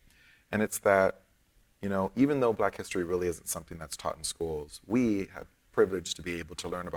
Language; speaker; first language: English; native; English